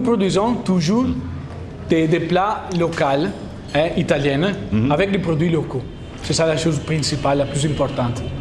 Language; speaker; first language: French; non-native, fluent; Italian